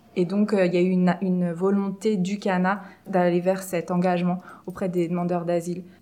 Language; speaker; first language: French; native; French